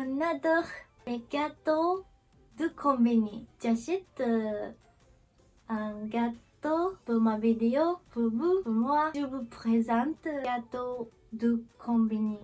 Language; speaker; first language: French; non-native, learner; Japanese